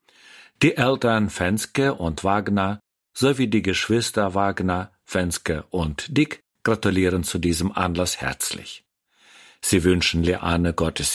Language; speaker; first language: German; native; German